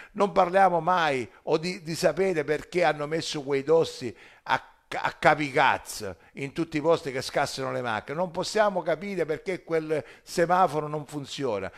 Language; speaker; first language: Italian; native; Italian